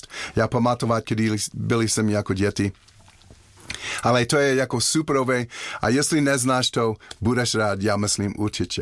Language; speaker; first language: Czech; non-native, learner; English